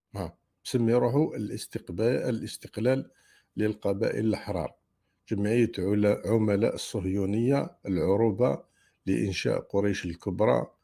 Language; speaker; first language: Arabic; native; Arabic